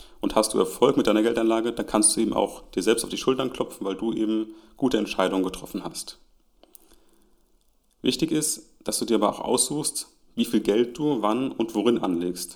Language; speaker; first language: German; native; German